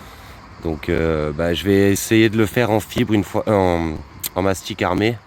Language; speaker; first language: French; native; French